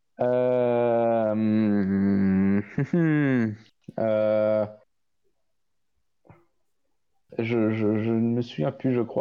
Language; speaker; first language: French; non-native, learner; Portuguese